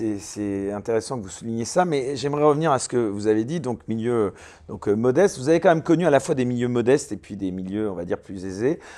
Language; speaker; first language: French; native; French